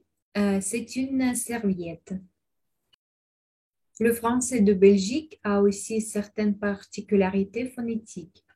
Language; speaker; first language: French; non-native, fluent; Russian